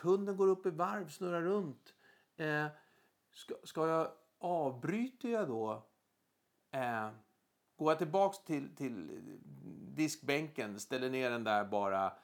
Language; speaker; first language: Swedish; native; Swedish